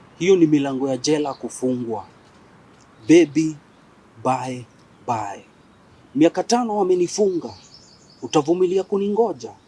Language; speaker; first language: Swahili; native; Swahili